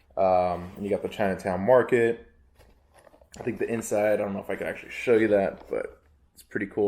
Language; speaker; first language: English; native; English